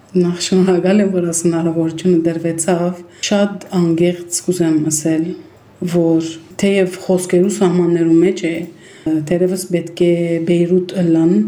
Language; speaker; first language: Armenian; early bilingual, heritage; Armenian